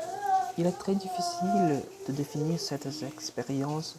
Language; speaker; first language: French; non-native, fluent; Portuguese